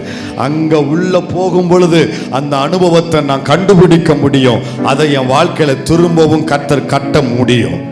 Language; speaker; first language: Tamil; native; Tamil